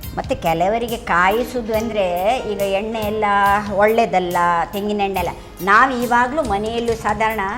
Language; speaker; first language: Kannada; non-native, local second language; Konkani